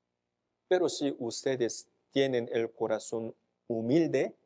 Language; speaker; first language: Spanish; non-native, fluent; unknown